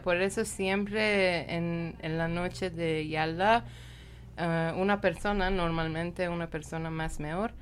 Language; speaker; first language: Spanish; non-native, learner; Persian